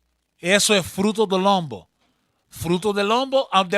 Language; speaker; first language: Spanish; early bilingual, heritage; Spanish